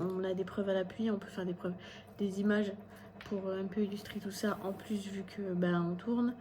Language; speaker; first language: French; native; French